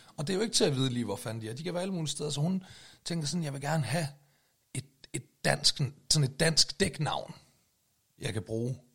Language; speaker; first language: Danish; native; Danish